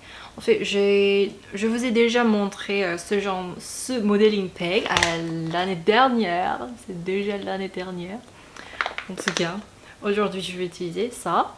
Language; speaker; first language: French; non-native, fluent; Korean